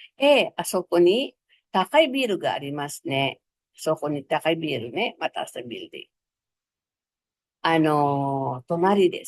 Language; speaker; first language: Japanese; non-native, fluent; Filipino